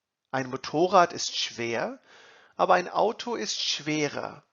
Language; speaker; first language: German; non-native, fluent; English